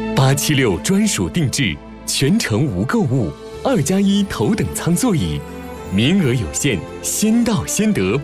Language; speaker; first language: Chinese; native; Chinese